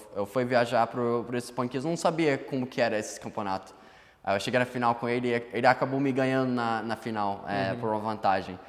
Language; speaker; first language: Portuguese; non-native, fluent; English